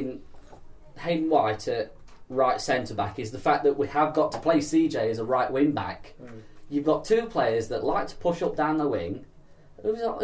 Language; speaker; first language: English; native; English